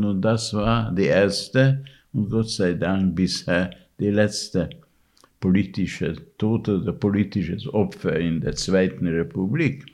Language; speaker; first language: German; non-native, fluent; Hungarian